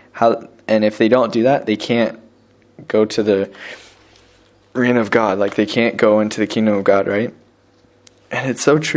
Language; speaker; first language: English; native; English